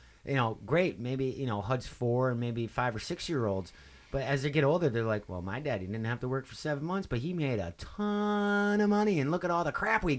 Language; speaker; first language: English; native; English